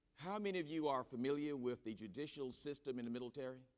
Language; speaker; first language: English; native; English